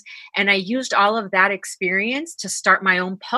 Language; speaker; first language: English; native; English